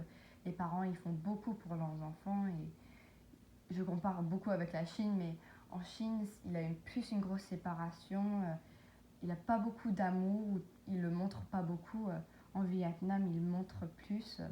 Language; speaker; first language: French; non-native, learner; English